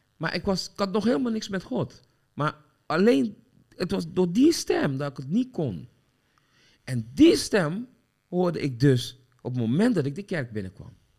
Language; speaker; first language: Dutch; early bilingual, other home language; Sranan Tongo